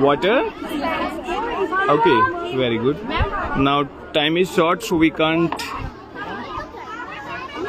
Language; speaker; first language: English; non-native, local second language; Hindi